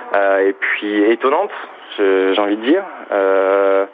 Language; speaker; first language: French; native; French